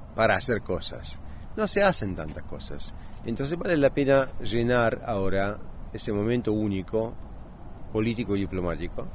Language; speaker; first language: Spanish; native; Spanish